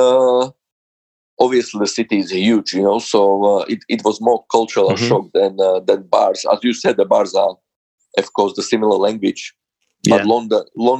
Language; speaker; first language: English; non-native, fluent; Slovak